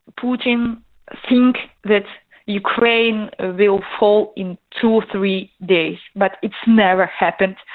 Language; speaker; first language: English; non-native, learner; Ukrainian